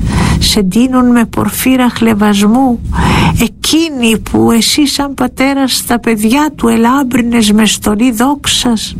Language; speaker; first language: Greek; native; Greek